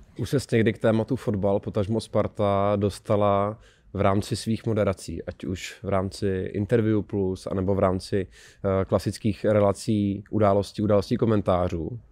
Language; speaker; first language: Czech; native; Czech